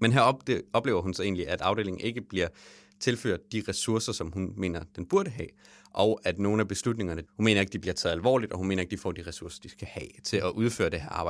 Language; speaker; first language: Danish; native; Danish